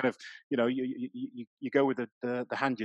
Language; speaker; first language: English; native; English